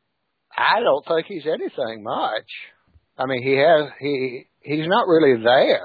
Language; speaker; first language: English; native; English